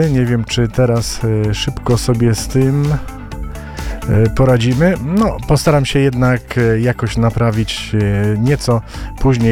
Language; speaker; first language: Polish; native; Polish